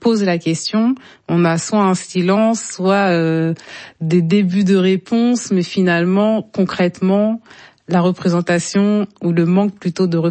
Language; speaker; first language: French; native; French